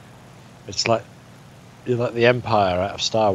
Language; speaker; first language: English; native; English